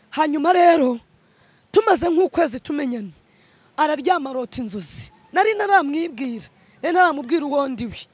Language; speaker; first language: Kinyarwanda; early bilingual, other home language; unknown